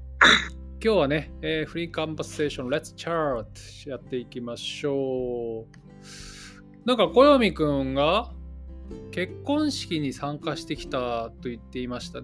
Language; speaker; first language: Japanese; native; Japanese